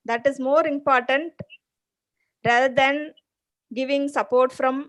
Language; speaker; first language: English; non-native, local second language; Tamil